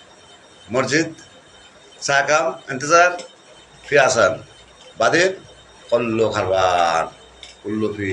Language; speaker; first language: Arabic; non-native, learner; Bangla